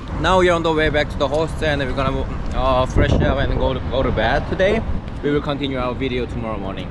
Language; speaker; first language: English; non-native, fluent; Korean